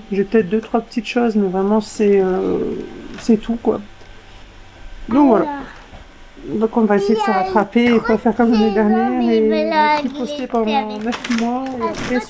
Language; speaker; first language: French; native; French